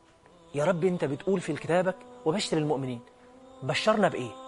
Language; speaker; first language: Arabic; native; Arabic